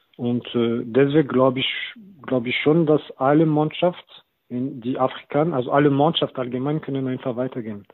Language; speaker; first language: German; non-native, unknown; French